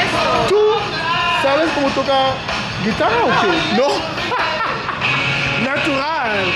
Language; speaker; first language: Spanish; non-native, learner; English